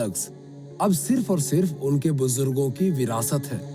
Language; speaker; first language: Hindi; native; Hindi